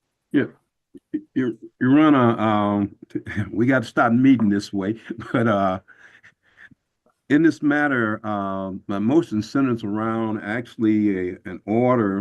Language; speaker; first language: English; native; English